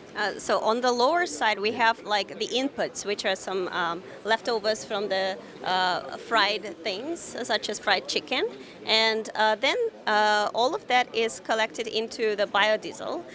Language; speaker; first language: English; non-native, fluent; Korean